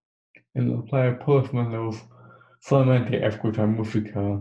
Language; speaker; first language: Spanish; non-native, learner; English